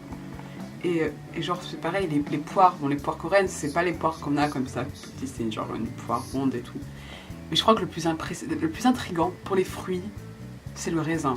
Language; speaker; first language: French; native; French